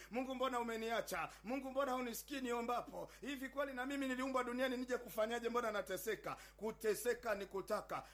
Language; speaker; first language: Swahili; native; Swahili